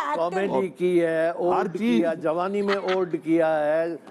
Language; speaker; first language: Urdu; native; Urdu